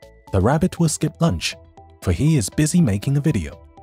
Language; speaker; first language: English; non-native, fluent; Chinese